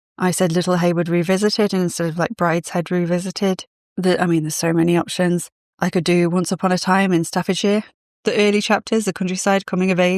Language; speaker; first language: English; native; English